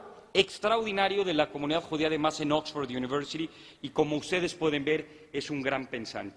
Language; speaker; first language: Spanish; native; Spanish